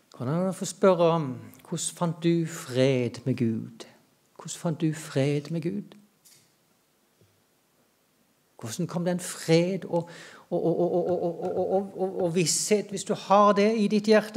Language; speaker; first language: Norwegian; native; Norwegian